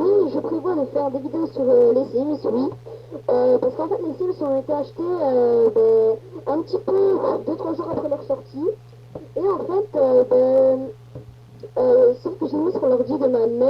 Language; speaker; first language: French; native; French